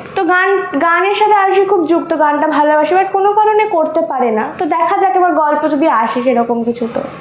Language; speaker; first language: Bangla; native; Bangla